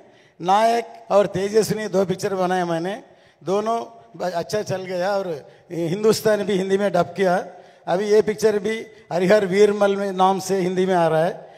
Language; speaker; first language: Hindi; non-native, local second language; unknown